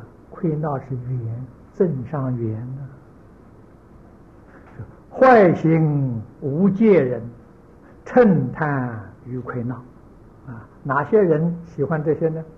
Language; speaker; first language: Chinese; native; Chinese